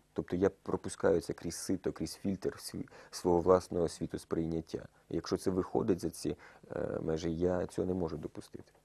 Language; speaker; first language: Ukrainian; native; Ukrainian